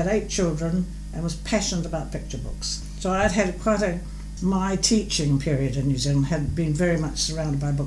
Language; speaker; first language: English; native; English